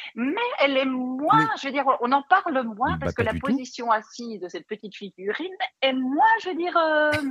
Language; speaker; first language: French; native; French